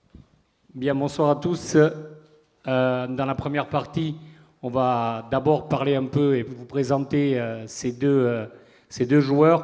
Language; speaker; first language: French; native; French